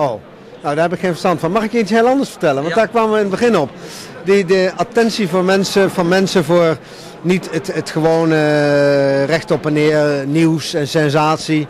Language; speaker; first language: Dutch; native; Dutch